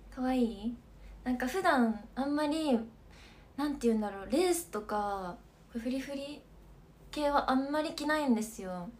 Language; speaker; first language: Japanese; native; Japanese